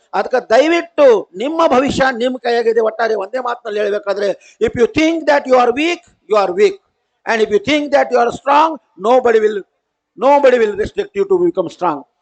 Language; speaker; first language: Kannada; non-native, local second language; Marathi